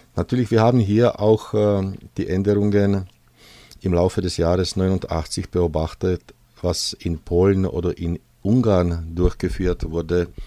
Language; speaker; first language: German; non-native, fluent; Czech